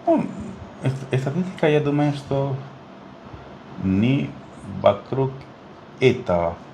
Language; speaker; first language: Russian; non-native, fluent; Spanish